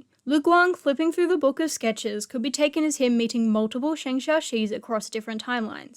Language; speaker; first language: English; native; English